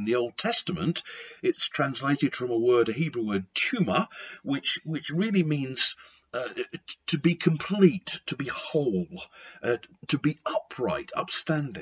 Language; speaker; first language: English; native; English